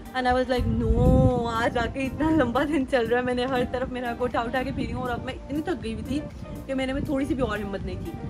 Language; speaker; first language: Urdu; native; Urdu